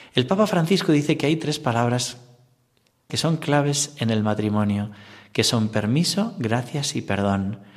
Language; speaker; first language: Spanish; native; Spanish